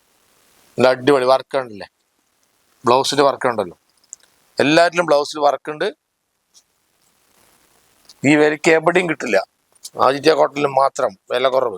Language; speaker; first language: Malayalam; native; Malayalam